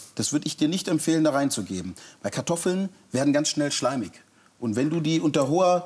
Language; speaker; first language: German; native; German